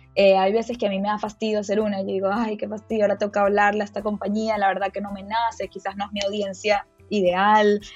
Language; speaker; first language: Spanish; native; Spanish